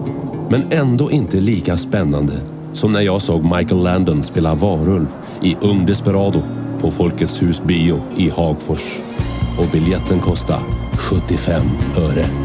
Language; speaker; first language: Swedish; native; Swedish